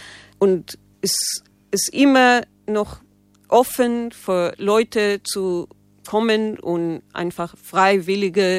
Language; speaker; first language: German; non-native, learner; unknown